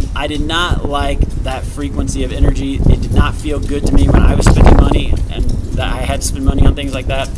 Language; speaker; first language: English; native; English